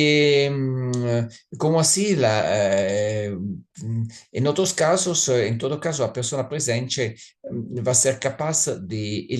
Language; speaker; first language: Spanish; non-native, learner; Italian